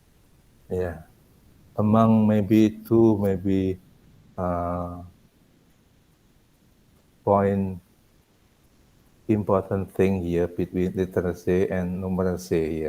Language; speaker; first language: English; non-native, learner; Indonesian